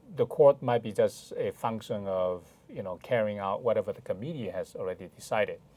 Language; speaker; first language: English; non-native, fluent; Chinese